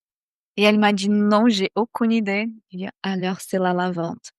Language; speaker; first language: French; non-native, fluent; Portuguese